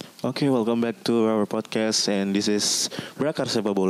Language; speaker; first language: English; non-native, learner; Indonesian